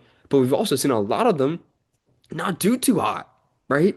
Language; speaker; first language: English; native; English